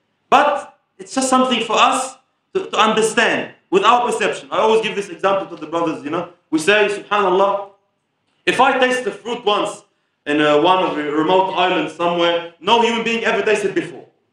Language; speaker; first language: English; early bilingual, other home language; Arabic